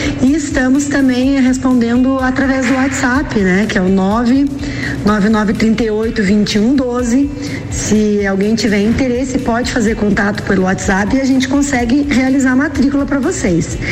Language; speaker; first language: Portuguese; native; Portuguese